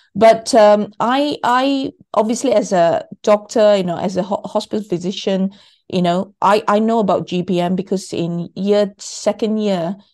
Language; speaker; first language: English; non-native, local second language; Cantonese